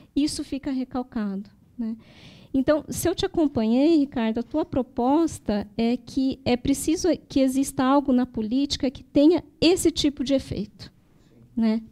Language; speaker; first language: Portuguese; native; Portuguese